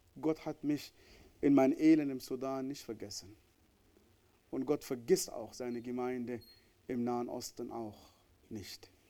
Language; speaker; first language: German; non-native, fluent; Arabic